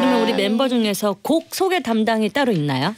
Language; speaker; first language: Korean; native; Korean